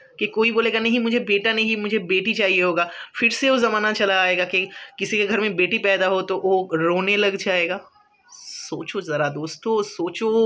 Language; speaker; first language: Hindi; non-native, local second language; Bangla